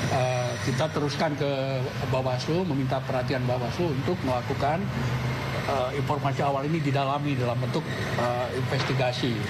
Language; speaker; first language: Indonesian; native; Indonesian